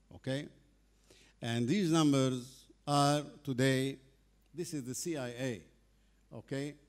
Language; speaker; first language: English; non-native, fluent; Arabic